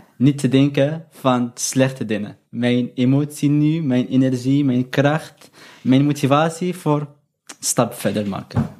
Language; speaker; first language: Dutch; non-native, learner; Arabic